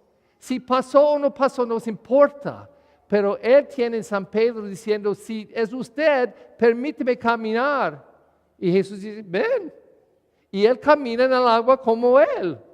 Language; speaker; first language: Spanish; non-native, learner; English